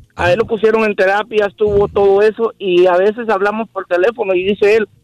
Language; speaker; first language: Spanish; native; Spanish